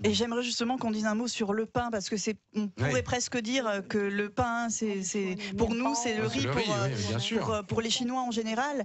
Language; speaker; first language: French; native; French